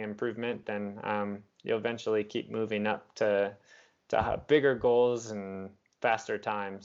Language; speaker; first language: English; native; English